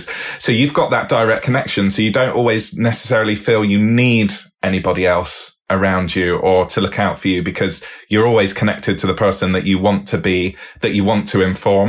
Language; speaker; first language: English; native; English